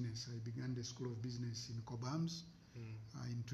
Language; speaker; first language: English; non-native, local second language; Ganda